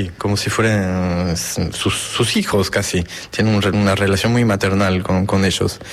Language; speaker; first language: Spanish; non-native, fluent; French